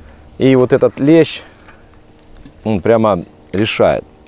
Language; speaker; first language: Russian; native; Russian